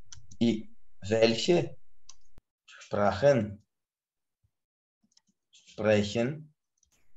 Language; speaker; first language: German; non-native, fluent; Portuguese